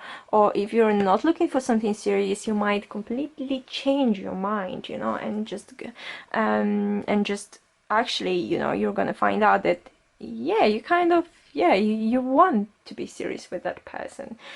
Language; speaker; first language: English; non-native, fluent; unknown